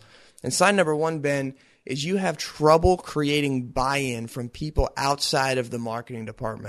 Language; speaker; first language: English; native; English